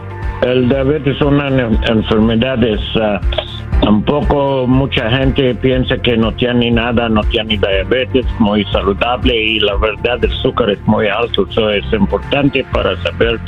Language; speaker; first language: Spanish; non-native, learner; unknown